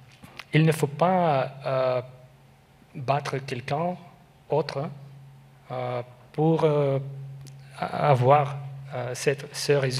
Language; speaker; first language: French; non-native, learner; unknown